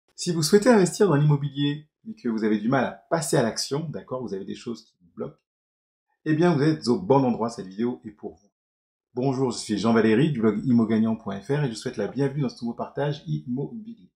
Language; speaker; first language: French; native; French